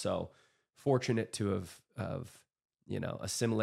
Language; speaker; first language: English; native; English